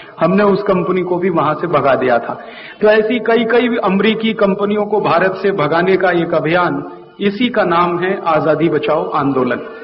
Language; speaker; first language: Hindi; native; Hindi